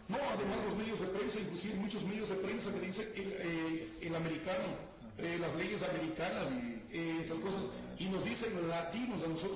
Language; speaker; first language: Spanish; native; Spanish